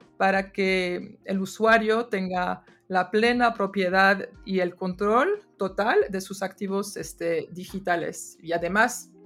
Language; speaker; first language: Spanish; non-native, fluent; French